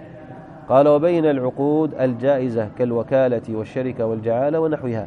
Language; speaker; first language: Arabic; native; Arabic